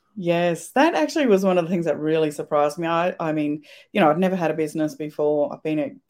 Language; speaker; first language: English; native; English